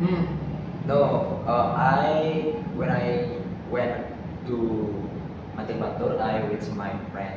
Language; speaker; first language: English; non-native, learner; Indonesian